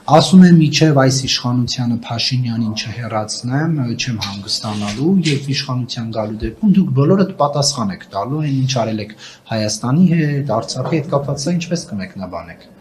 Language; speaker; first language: Armenian; native; Armenian